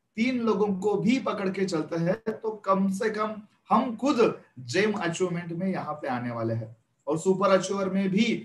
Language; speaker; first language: Hindi; non-native, local second language; Marathi